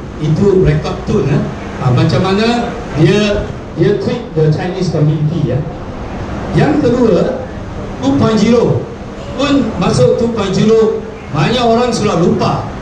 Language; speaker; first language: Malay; non-native, local second language; Chinese